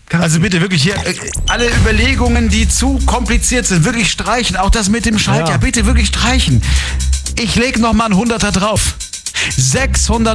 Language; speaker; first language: German; native; German